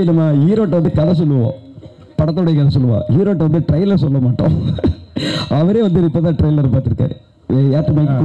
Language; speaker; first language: Tamil; native; Tamil